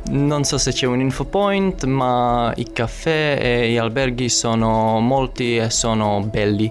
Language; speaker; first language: Italian; non-native, learner; Czech